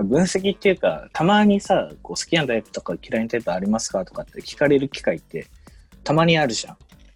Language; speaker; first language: Japanese; native; Japanese